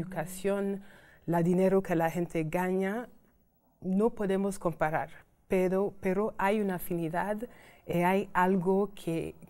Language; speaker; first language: Spanish; non-native, fluent; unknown